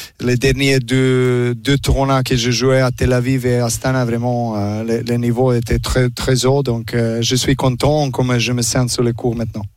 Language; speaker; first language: French; non-native, learner; Serbian